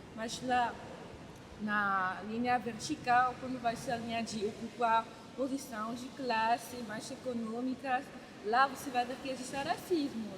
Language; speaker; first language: Portuguese; non-native, fluent; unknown